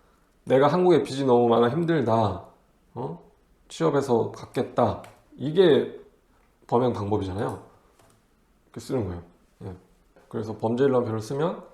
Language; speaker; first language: Korean; native; Korean